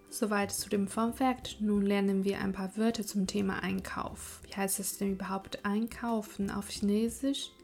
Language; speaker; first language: German; non-native, fluent; Chinese